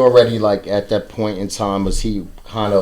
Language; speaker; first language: English; native; English